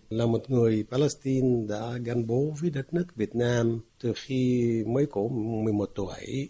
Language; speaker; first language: Vietnamese; non-native, fluent; Arabic